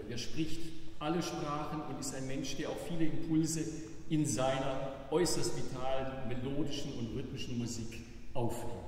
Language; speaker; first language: German; native; German